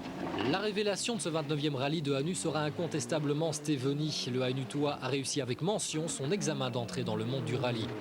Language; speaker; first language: French; native; French